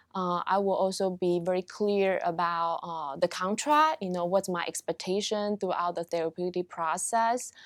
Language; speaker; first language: English; non-native, fluent; Chinese